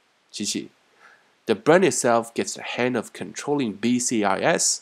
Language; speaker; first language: English; non-native, fluent; Chinese